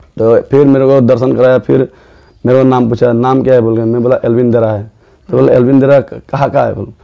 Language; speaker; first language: Hindi; non-native, local second language; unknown